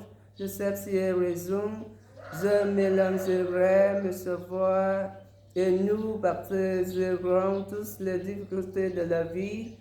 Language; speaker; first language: French; non-native, learner; Vietnamese